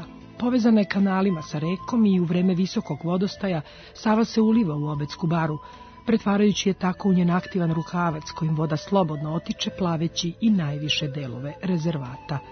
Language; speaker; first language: Serbian; native; Serbian